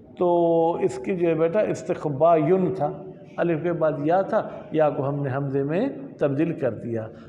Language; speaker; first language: Urdu; non-native, local second language; Sindhi